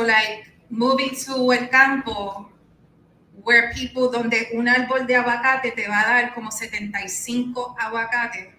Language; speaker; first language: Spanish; early bilingual, heritage; Spanish